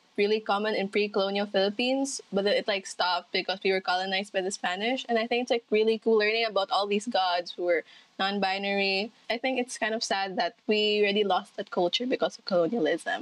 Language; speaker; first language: English; non-native, local second language; Cebuano